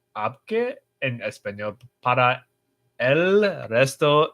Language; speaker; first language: Spanish; non-native, learner; English